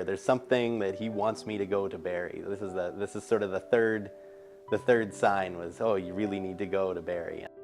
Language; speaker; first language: English; native; English